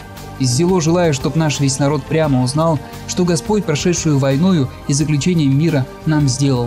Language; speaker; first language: Russian; native; Russian